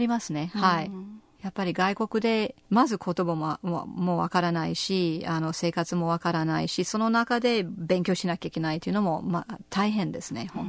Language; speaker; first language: Japanese; non-native, fluent; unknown